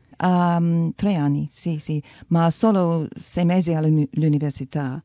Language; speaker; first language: Italian; non-native, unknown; English